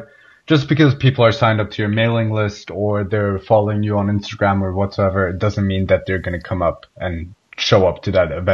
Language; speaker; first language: English; non-native, fluent; Persian